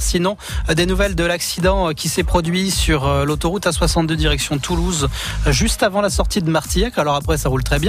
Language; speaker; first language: French; native; French